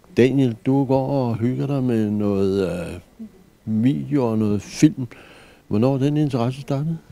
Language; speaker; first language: Danish; native; Danish